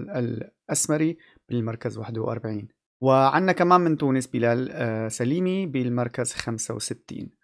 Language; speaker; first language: Arabic; native; Arabic